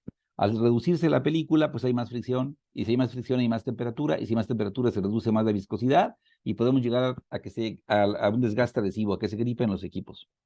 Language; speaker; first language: Spanish; native; Spanish